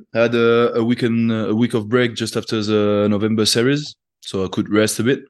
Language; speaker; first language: English; non-native, fluent; French